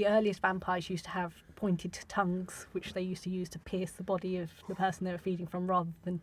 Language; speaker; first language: English; native; English